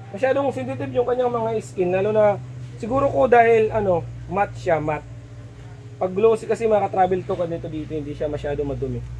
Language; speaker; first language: Filipino; non-native, local second language; Waray